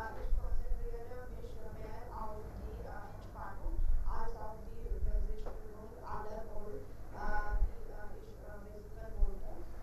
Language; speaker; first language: German; non-native, learner; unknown